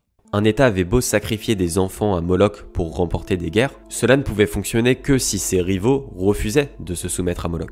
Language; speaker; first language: French; native; French